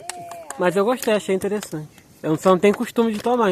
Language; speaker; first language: Portuguese; native; Portuguese